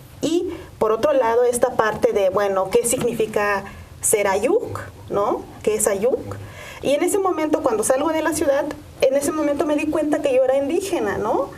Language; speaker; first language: Spanish; non-native, local second language; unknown